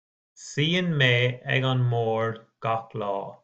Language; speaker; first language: Irish; non-native, learner; English